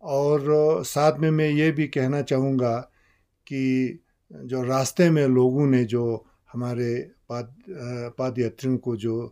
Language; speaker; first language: Hindi; non-native, local second language; Ladakhi